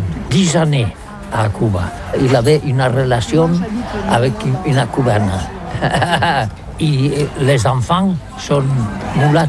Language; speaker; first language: French; non-native, learner; Catalan